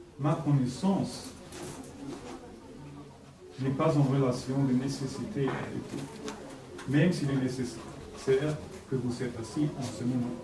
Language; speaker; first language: French; non-native, fluent; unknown